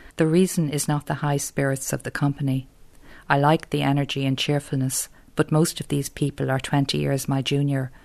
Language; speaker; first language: English; native; English